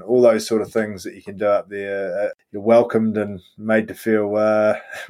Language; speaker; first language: English; native; English